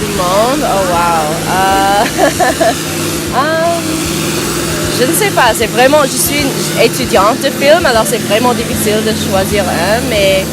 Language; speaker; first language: French; non-native, learner; English